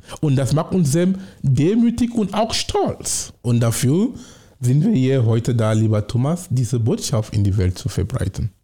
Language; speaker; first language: German; non-native, fluent; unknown